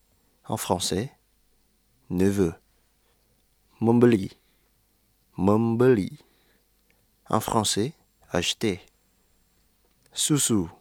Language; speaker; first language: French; non-native, fluent; Indonesian